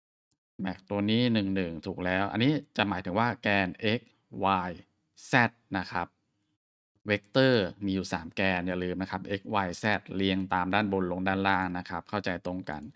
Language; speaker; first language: Thai; native; Thai